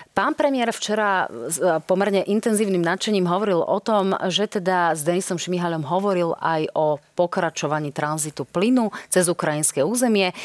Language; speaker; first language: Slovak; native; Slovak